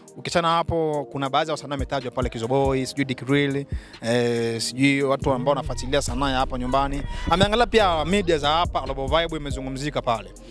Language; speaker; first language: Swahili; native; Swahili